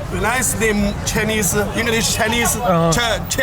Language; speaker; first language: English; non-native, learner; Chinese